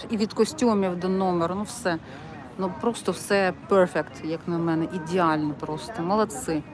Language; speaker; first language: Ukrainian; non-native, local second language; Russian